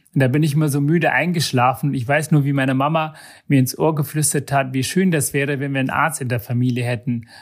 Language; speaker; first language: German; non-native, fluent; Sinhala